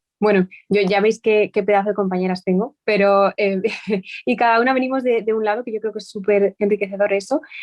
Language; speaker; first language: Spanish; native; Spanish